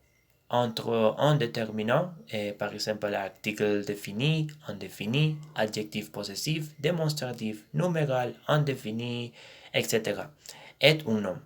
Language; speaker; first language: French; non-native, learner; Spanish